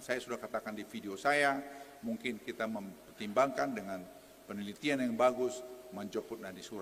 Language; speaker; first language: Indonesian; native; Indonesian